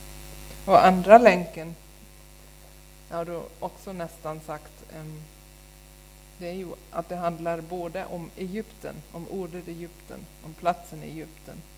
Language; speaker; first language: Swedish; non-native, fluent; German